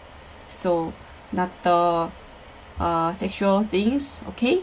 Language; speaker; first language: English; non-native, learner; Korean